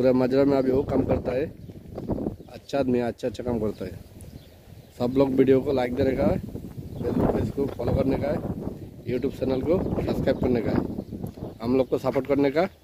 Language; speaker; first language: Hindi; non-native, learner; Bangla